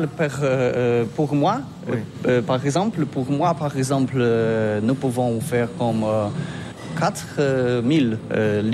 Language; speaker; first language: French; non-native, learner; Polish